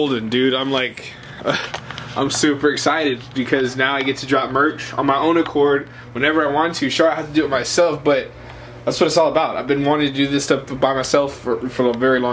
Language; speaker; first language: English; native; English